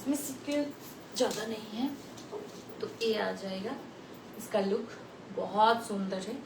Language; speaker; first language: Hindi; non-native, local second language; Bangla